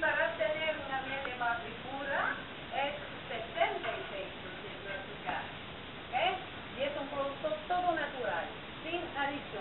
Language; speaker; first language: Spanish; non-native, learner; French